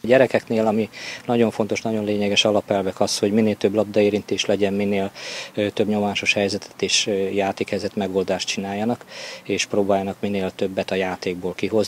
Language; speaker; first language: Hungarian; native; Hungarian